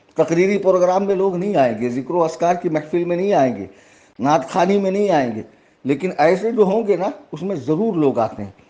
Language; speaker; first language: Urdu; native; Urdu